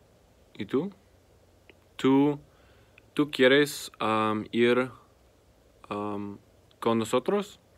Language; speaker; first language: Spanish; non-native, learner; English